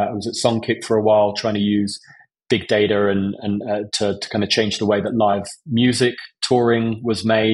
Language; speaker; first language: English; native; English